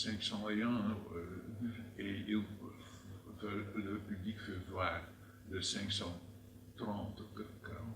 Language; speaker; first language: French; non-native, fluent; Dutch